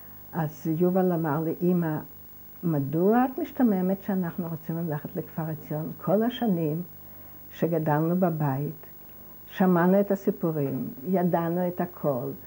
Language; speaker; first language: Hebrew; non-native, fluent; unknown